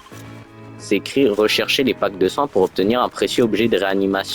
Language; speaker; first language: French; native; French